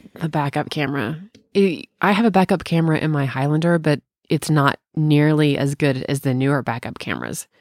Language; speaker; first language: English; native; English